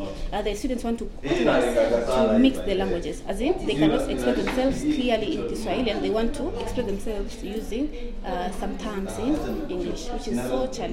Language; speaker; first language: English; non-native, local second language; Swahili